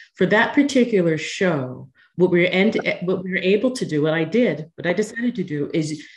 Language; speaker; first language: English; native; English